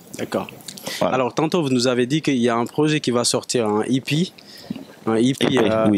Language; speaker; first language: French; non-native, local second language; Wolof